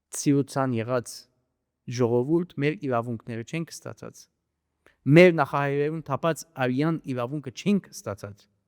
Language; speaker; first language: Armenian; early bilingual, heritage; Armenian